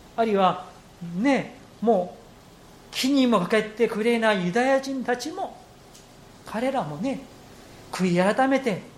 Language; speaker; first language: Japanese; non-native, fluent; Korean